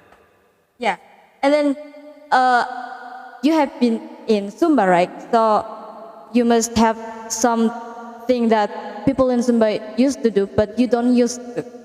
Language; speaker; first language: English; non-native, learner; Indonesian